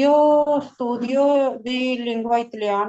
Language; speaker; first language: Italian; non-native, learner; Urdu